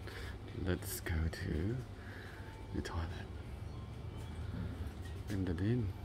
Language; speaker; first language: English; non-native, local second language; Cebuano